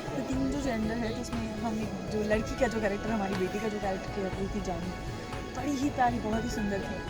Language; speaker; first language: Hindi; non-native, local second language; Gujarati